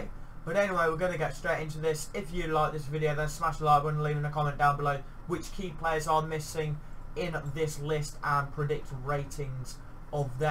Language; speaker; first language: English; native; English